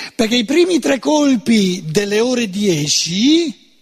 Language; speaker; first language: Italian; non-native, fluent; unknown